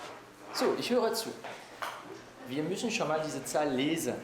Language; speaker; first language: German; non-native, fluent; French